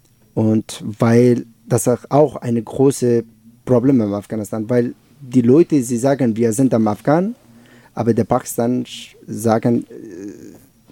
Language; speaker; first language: German; non-native, learner; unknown